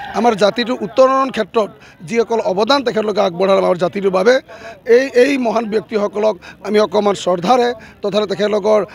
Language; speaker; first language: Assamese; non-native, local second language; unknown